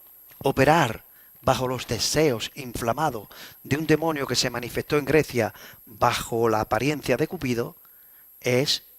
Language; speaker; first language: Spanish; native; Spanish